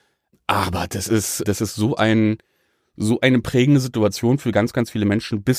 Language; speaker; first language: German; native; German